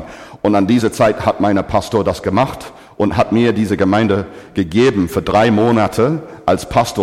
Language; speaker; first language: German; non-native, fluent; English